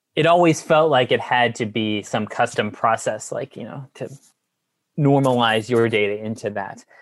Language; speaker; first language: English; native; English